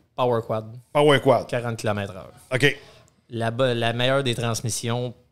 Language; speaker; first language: French; native; French